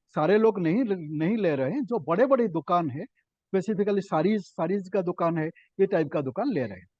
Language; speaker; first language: Hindi; non-native, local second language; Odia